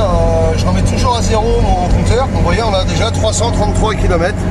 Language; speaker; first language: French; native; French